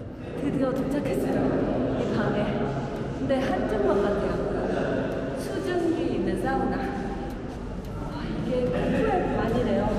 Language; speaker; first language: Korean; non-native, fluent; Arabic